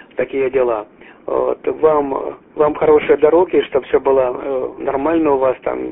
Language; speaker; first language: Russian; native; Russian